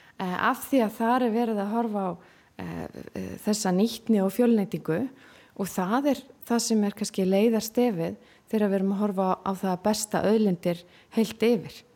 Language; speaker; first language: Icelandic; native; Icelandic